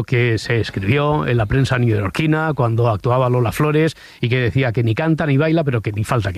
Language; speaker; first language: Spanish; native; Spanish